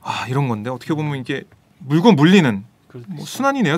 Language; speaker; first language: Korean; native; Korean